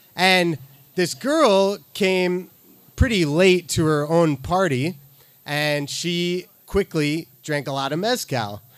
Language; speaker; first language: English; native; English